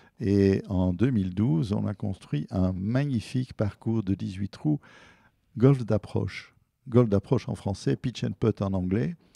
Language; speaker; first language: French; native; French